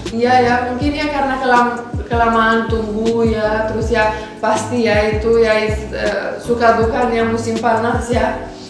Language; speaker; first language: Indonesian; non-native, fluent; Romanian